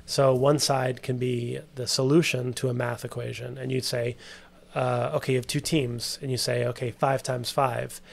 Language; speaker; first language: English; native; English